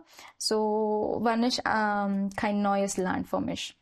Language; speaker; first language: German; non-native, learner; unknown